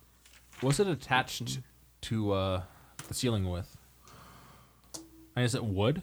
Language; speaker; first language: English; native; English